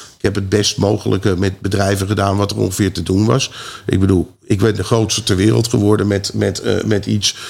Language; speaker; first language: Dutch; native; Dutch